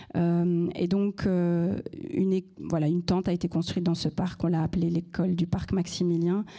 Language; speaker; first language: French; native; French